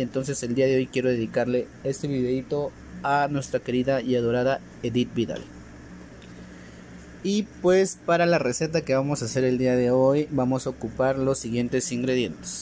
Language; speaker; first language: Spanish; native; Spanish